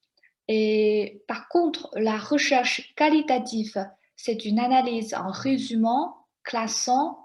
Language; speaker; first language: French; non-native, fluent; Chinese